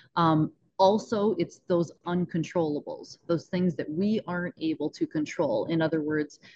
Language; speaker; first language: English; native; English